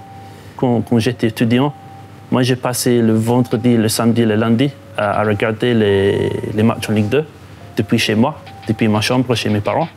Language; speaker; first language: French; non-native, fluent; English